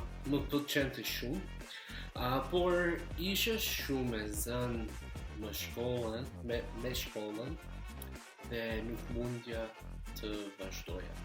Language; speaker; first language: Albanian; non-native, learner; English